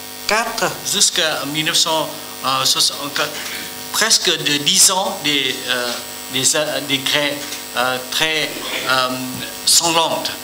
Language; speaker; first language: French; non-native, learner; Vietnamese